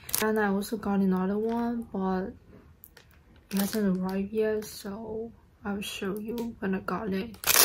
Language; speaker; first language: English; non-native, learner; Chinese